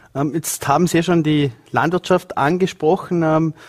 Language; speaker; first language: German; native; German